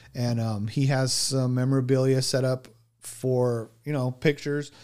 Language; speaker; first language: English; native; English